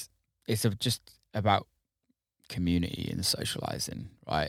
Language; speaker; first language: English; native; English